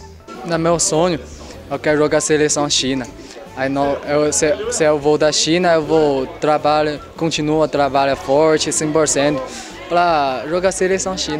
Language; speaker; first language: Portuguese; non-native, learner; Chinese